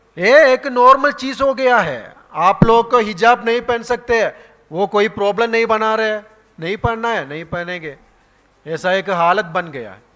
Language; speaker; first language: Hindi; non-native, local second language; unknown